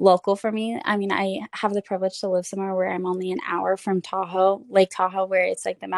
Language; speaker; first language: English; native; English